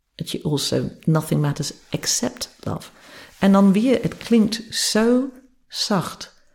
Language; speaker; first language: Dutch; non-native, fluent; English